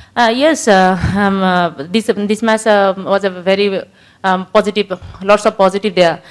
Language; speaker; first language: English; non-native, learner; Bangla